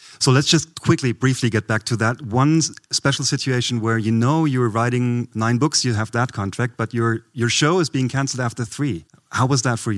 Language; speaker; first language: English; non-native, fluent; German